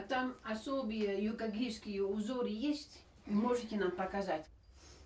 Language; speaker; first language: Russian; non-native, fluent; Dutch